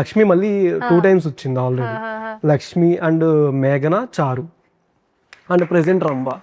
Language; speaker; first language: Telugu; native; Telugu